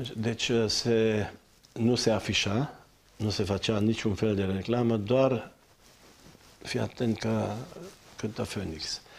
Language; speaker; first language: Romanian; non-native, local second language; German